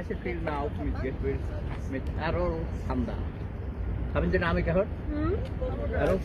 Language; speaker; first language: German; non-native, learner; Bangla